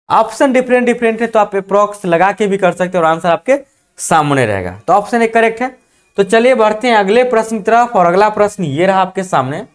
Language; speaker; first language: Hindi; native; Hindi